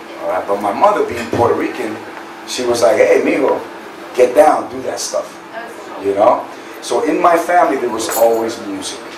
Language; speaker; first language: English; native; English